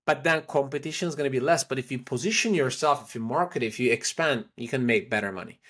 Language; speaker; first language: English; non-native, fluent; Turkish